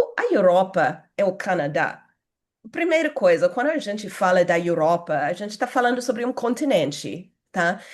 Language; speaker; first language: Portuguese; non-native, fluent; English